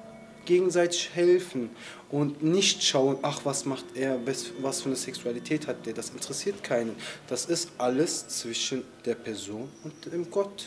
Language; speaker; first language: German; early bilingual, other home language; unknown